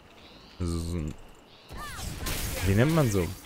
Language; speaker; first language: German; native; German